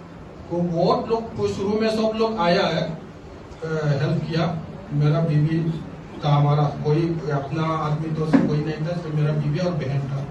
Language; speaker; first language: Hindi; non-native, local second language; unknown